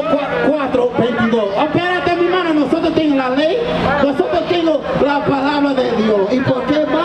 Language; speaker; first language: Spanish; non-native, learner; English